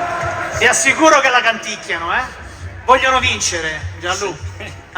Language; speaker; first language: Italian; native; Italian